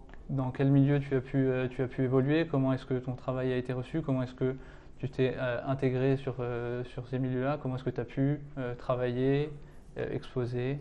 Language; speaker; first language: French; native; French